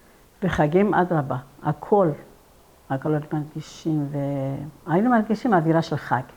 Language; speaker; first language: Hebrew; non-native, fluent; Persian